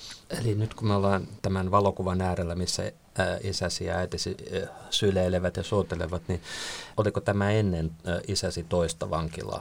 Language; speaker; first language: Finnish; native; Finnish